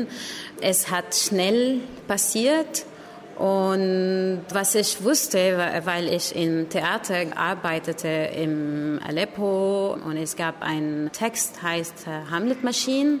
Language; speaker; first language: German; non-native, learner; Arabic